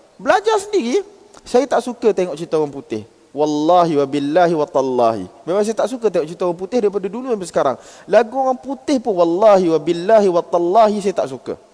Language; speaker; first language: Malay; native; Malay